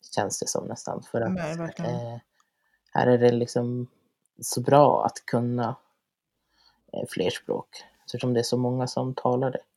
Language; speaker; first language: Swedish; native; Swedish